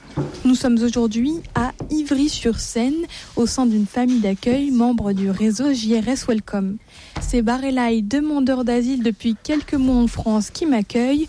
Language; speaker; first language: French; native; French